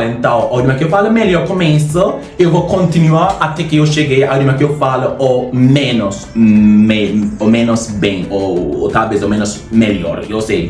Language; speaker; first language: Portuguese; non-native, fluent; Jamaican Creole English